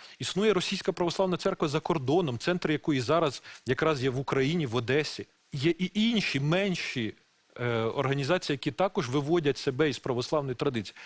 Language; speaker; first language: Ukrainian; non-native, local second language; Russian